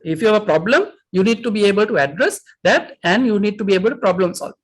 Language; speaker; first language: English; non-native, local second language; Sinhala